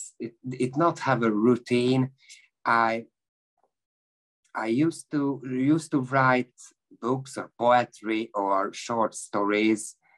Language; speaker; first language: English; non-native, fluent; Hungarian